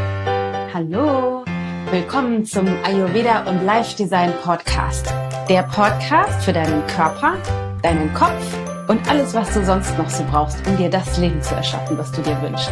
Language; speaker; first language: German; native; German